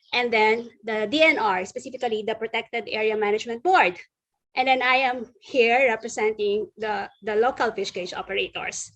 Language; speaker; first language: English; non-native, local second language; Filipino